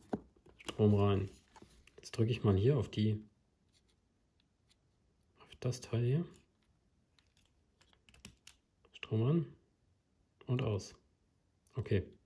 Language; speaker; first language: German; native; German